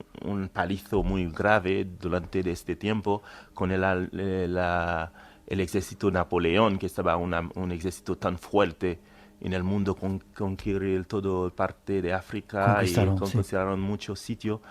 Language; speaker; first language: Spanish; non-native, fluent; Haitian Creole